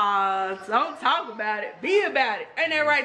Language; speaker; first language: English; native; English